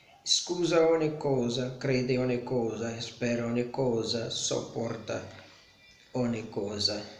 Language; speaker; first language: Italian; non-native, learner; Portuguese